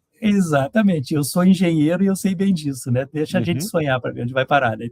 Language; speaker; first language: Portuguese; native; Portuguese